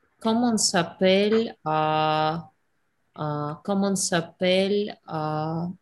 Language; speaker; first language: French; non-native, learner; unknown